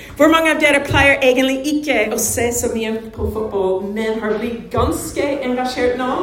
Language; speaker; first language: Norwegian; non-native, fluent; English